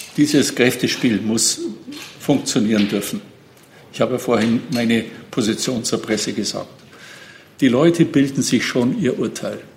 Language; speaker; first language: German; native; German